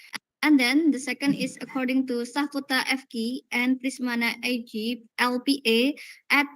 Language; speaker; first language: English; non-native, learner; Indonesian